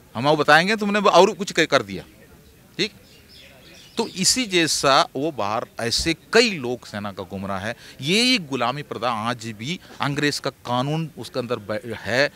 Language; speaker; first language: Hindi; non-native, local second language; Malayalam